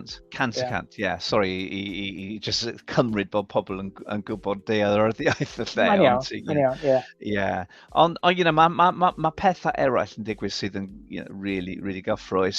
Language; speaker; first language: Welsh; non-native, fluent; English